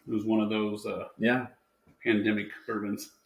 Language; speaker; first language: English; native; English